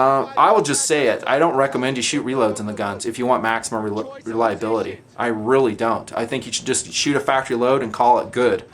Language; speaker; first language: English; native; English